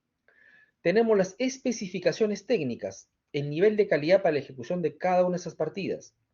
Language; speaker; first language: Spanish; native; Spanish